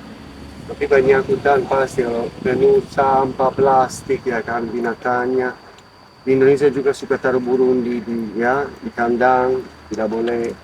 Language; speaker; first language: Indonesian; non-native, fluent; Italian